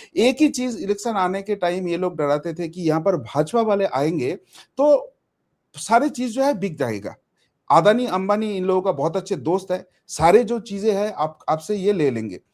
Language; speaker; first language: Hindi; non-native, local second language; Bangla